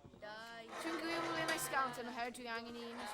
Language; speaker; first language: Welsh; non-native, local second language; English